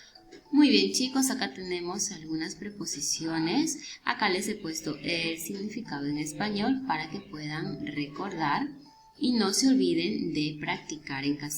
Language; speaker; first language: Spanish; native; Spanish